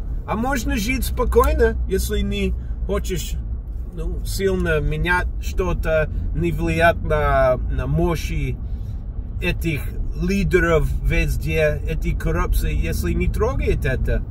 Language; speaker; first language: Russian; non-native, fluent; English